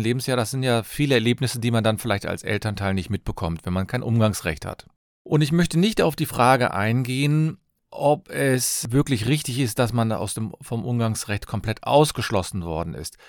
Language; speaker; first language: German; native; German